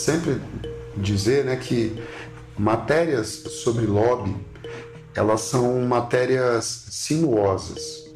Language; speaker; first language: Portuguese; native; Portuguese